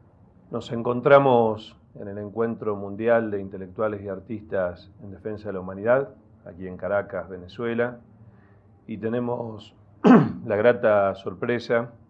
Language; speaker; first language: Spanish; native; Spanish